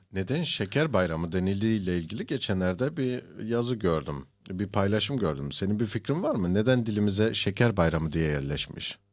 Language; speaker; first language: Turkish; early bilingual, heritage; Turkish